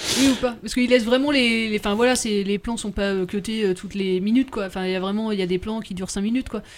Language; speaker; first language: French; native; French